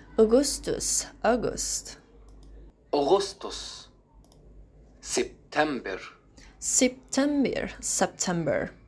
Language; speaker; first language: Arabic; non-native, learner; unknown